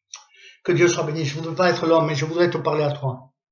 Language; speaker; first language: French; native; French